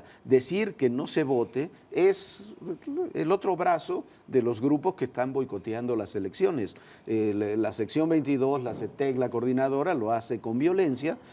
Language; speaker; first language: Spanish; native; Spanish